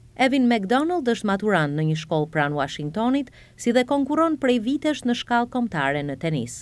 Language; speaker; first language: Albanian; native; Albanian